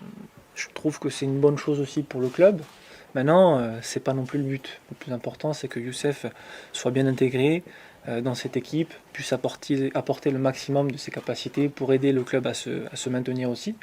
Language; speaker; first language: French; native; French